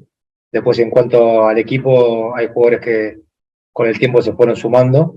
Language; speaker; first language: Spanish; native; Spanish